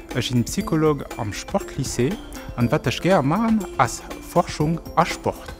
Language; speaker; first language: German; non-native, local second language; Luxembourgish